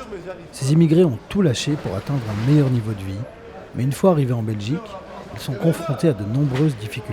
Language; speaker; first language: French; native; French